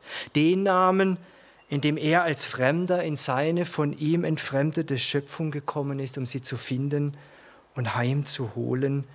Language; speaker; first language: German; native; German